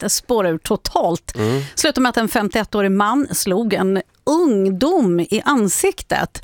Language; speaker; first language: Swedish; native; Swedish